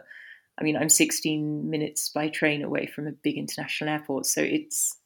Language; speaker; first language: English; native; English